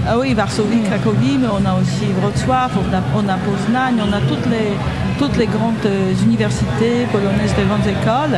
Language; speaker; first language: French; non-native, fluent; Polish